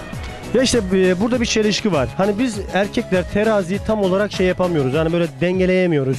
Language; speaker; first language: Turkish; native; Turkish